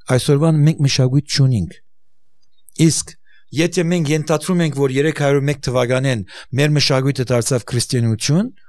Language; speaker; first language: Armenian; early bilingual, heritage; Armenian